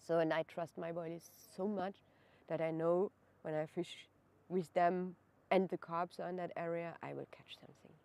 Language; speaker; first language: English; non-native, fluent; German